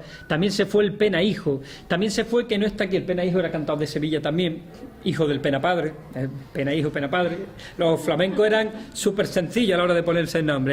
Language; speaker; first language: Spanish; native; Spanish